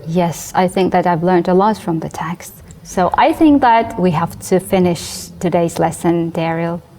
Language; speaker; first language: English; non-native, fluent; Georgian